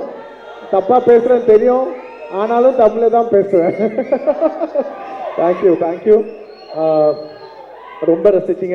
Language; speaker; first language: Tamil; non-native, local second language; Telugu